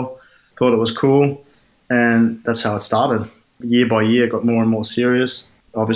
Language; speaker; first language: English; native; English